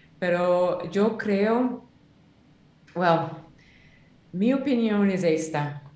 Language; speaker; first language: Spanish; non-native, learner; English